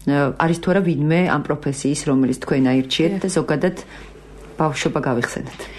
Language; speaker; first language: Georgian; native; Georgian